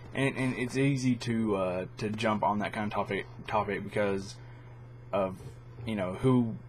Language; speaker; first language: English; native; English